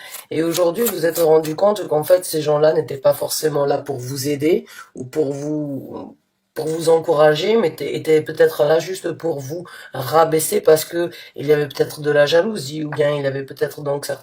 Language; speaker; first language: French; native; French